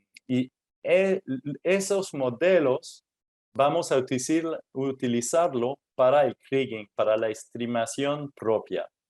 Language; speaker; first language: Spanish; non-native, fluent; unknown